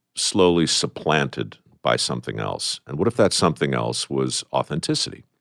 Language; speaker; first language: English; native; English